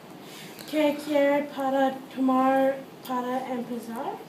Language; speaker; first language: Spanish; non-native, learner; English